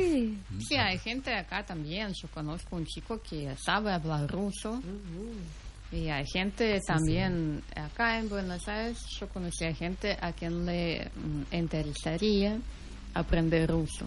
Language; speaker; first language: Spanish; non-native, fluent; Russian